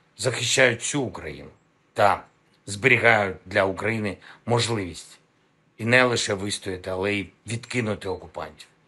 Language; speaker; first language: Ukrainian; non-native, local second language; Russian